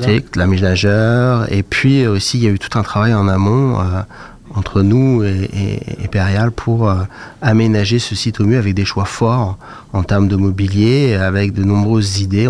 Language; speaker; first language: French; native; French